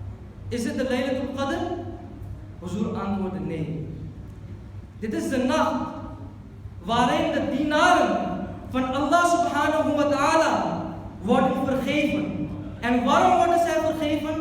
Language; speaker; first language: Dutch; early bilingual, other home language; Urdu